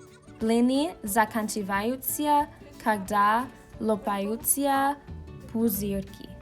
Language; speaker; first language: Russian; non-native, learner; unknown